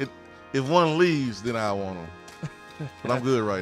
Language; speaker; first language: English; native; English